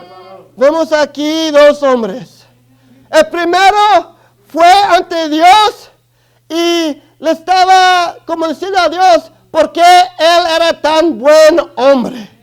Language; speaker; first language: Spanish; early bilingual, other home language; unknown